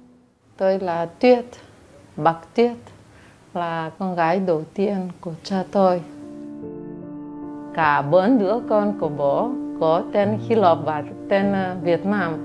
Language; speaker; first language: Vietnamese; early bilingual, heritage; Vietnamese